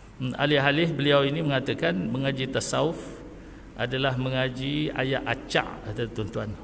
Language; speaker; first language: Malay; native; Malay